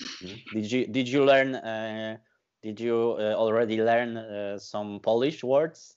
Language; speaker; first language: English; non-native, learner; Polish